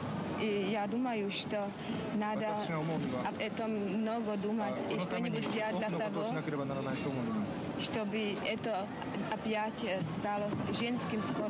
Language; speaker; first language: Russian; non-native, learner; Czech